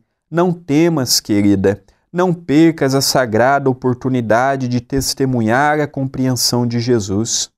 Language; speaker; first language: Portuguese; native; Portuguese